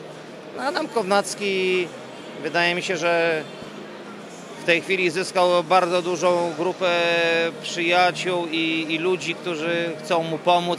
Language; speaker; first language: Polish; native; Polish